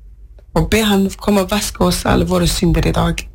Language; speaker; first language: Norwegian; non-native, fluent; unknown